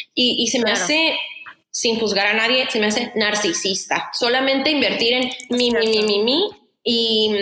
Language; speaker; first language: Spanish; native; Spanish